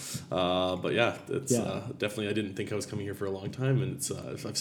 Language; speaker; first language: English; native; English